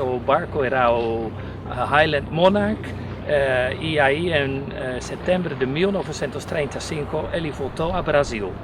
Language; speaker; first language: Portuguese; non-native, fluent; Dutch